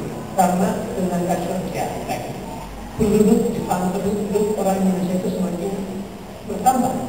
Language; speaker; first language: Indonesian; non-native, fluent; Japanese